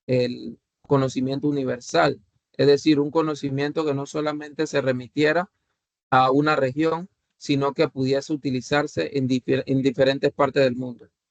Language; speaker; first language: Spanish; native; Spanish